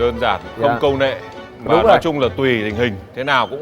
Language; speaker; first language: Vietnamese; native; Vietnamese